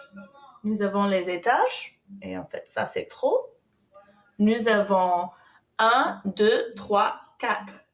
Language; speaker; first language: French; non-native, fluent; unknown